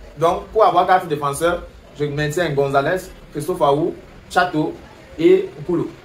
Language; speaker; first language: French; native; French